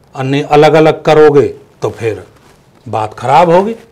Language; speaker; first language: Hindi; native; Hindi